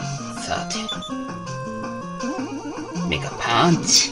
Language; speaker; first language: Japanese; native; Japanese